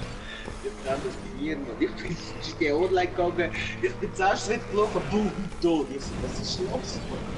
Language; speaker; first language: German; non-native, learner; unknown